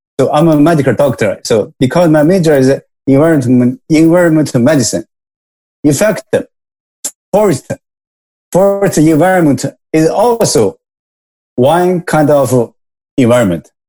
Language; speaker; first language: English; non-native, learner; Japanese